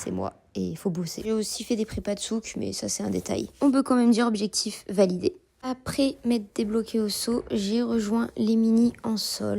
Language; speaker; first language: French; native; French